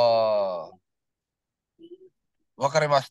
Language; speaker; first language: Japanese; non-native, learner; Filipino